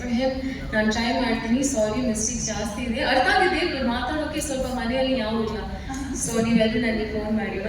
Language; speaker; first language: Kannada; non-native, learner; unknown